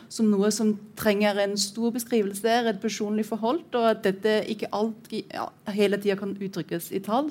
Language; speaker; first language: Norwegian; non-native, fluent; German